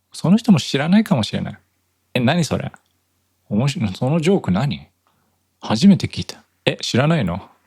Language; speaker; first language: Japanese; native; Japanese